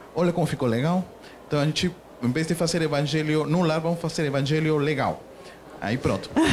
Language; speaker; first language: Portuguese; non-native, fluent; Spanish